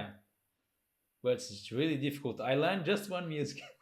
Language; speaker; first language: English; non-native, learner; Portuguese